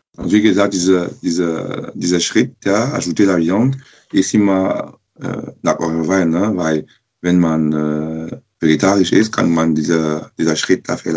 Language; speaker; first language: German; non-native, learner; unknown